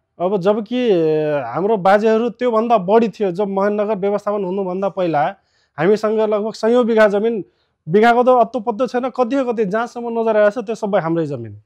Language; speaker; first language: Nepali; non-native, local second language; Rana Tharu